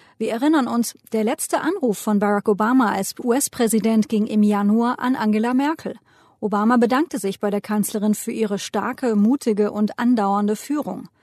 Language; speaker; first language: German; early bilingual, other home language; Turkish